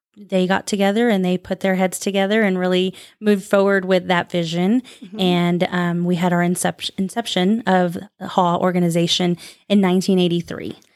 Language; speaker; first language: English; native; English